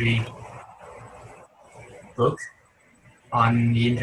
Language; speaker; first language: English; non-native, learner; Chinese